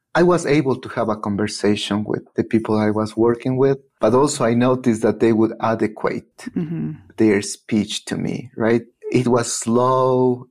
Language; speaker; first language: English; non-native, fluent; Spanish